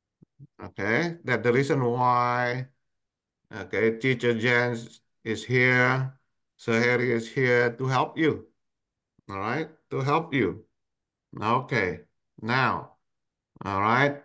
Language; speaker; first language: English; non-native, local second language; Indonesian